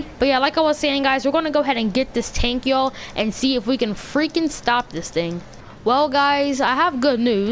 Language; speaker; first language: English; native; English